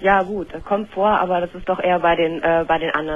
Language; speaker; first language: German; native; German